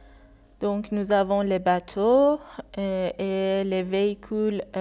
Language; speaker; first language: French; non-native, learner; Persian